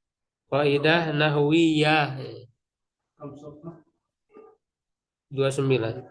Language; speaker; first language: Arabic; non-native, fluent; Indonesian